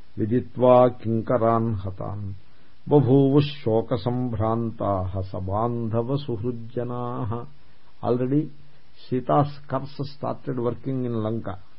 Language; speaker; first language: English; non-native, local second language; Telugu